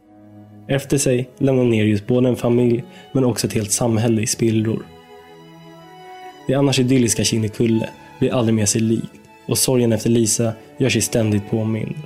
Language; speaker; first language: Swedish; native; Swedish